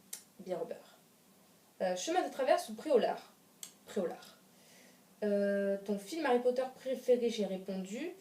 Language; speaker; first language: French; native; French